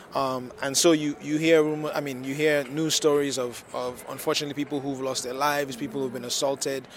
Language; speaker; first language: English; non-native, local second language; Yoruba